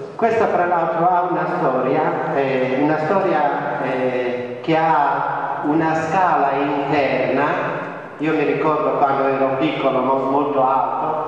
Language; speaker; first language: Italian; non-native, fluent; Central Kurdish